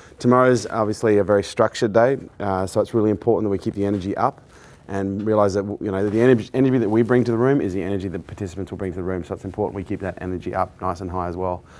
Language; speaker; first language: English; native; English